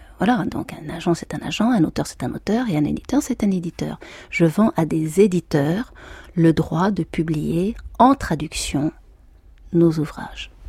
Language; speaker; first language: French; native; French